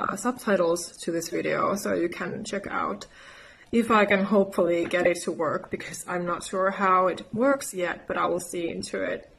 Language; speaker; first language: English; non-native, fluent; Finnish